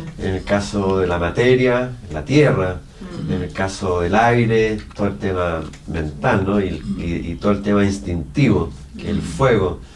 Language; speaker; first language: Spanish; native; Spanish